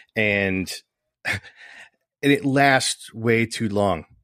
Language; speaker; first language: English; native; English